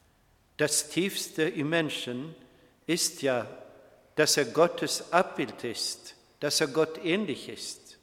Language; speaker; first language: German; non-native, fluent; Swedish